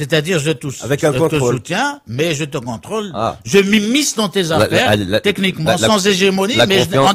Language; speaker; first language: French; non-native, local second language; Arabic